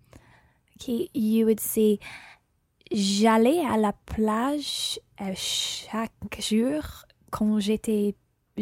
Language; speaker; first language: French; non-native, learner; English